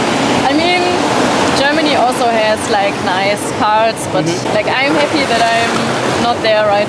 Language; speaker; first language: English; non-native, fluent; German